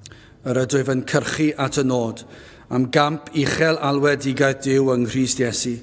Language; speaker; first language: Welsh; native; Welsh